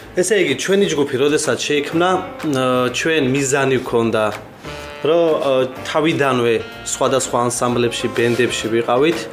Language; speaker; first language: Georgian; native; Georgian